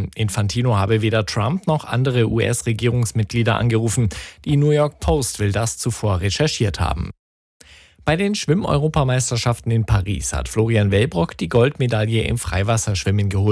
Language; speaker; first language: German; native; German